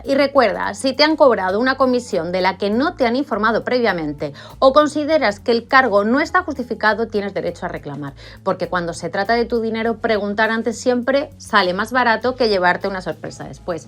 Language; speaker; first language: Spanish; native; Spanish